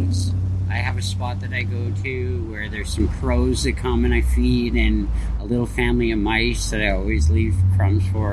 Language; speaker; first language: English; native; English